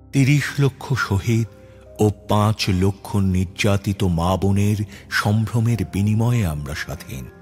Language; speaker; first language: Bangla; native; Bangla